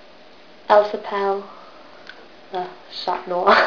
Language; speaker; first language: French; non-native, learner; English